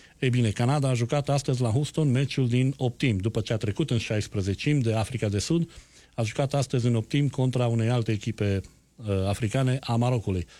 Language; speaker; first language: Romanian; native; Romanian